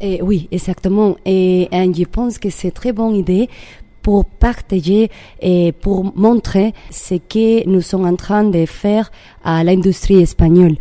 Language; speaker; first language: French; non-native, learner; Spanish